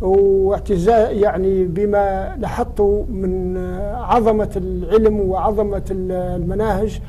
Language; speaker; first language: Arabic; native; Arabic